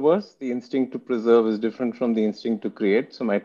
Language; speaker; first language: English; non-native, local second language; Hindi